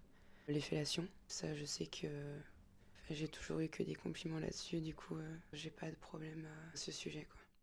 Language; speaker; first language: French; native; French